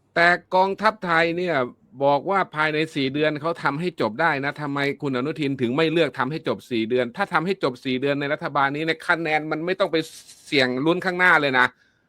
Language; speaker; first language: Thai; native; Thai